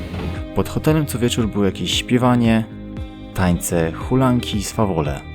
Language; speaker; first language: Polish; native; Polish